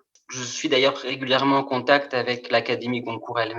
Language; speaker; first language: French; native; French